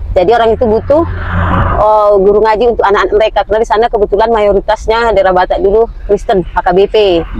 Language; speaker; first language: Indonesian; native; Indonesian